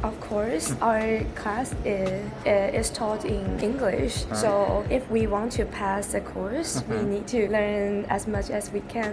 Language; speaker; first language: English; non-native, fluent; Chinese